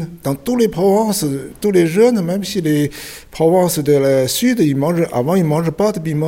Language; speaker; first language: French; non-native, fluent; Chinese